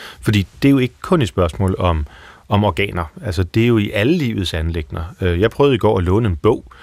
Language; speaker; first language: Danish; native; Danish